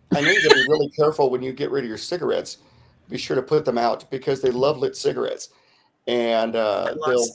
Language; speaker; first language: English; native; English